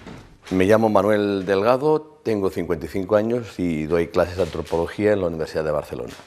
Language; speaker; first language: Spanish; native; Spanish